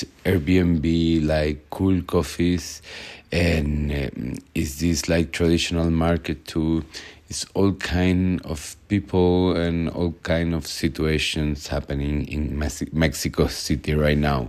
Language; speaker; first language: English; non-native, learner; Spanish